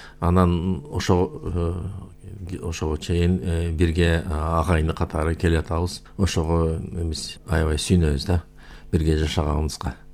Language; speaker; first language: Kyrgyz; non-native, local second language; Uyghur